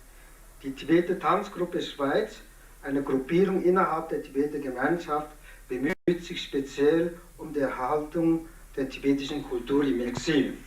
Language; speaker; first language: German; non-native, fluent; Tibetan